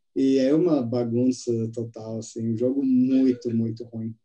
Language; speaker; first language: Portuguese; non-native, fluent; English